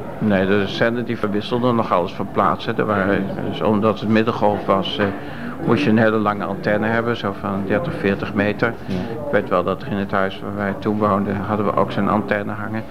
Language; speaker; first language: Dutch; native; Dutch